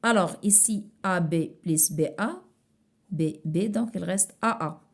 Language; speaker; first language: French; non-native, local second language; Arabic